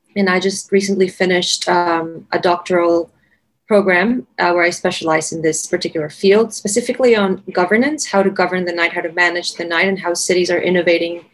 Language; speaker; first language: English; non-native, fluent; Spanish